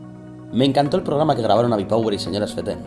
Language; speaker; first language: Spanish; native; Spanish